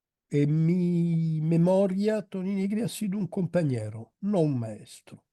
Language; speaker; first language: Spanish; non-native, fluent; Italian